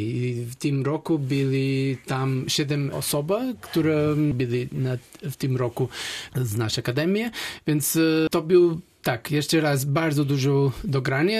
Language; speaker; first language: Polish; non-native, learner; Portuguese